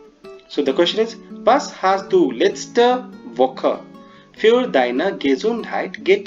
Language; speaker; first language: German; non-native, fluent; Hindi